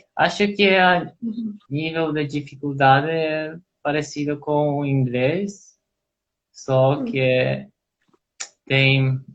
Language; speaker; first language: Portuguese; non-native, learner; Polish